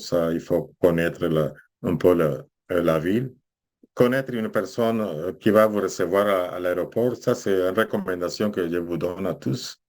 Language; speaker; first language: French; non-native, fluent; Spanish